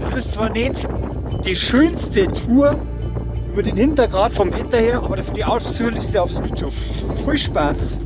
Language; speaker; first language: German; native; German